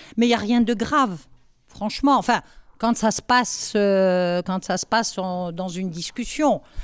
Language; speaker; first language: French; non-native, local second language; Arabic